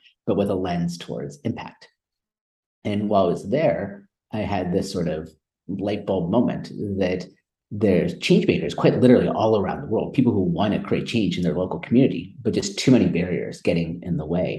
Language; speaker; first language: English; native; English